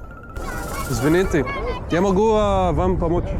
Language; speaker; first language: Russian; non-native, learner; Arabic